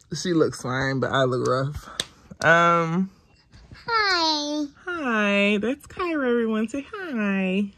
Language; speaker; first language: English; native; English